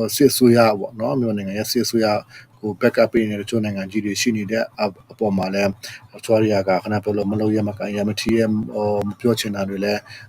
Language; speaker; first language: Burmese; non-native, local second language; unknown